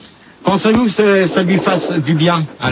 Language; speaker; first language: French; native; French